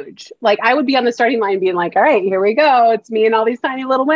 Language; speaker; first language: English; native; English